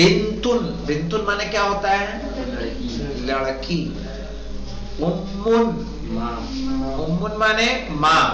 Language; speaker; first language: Urdu; native; Urdu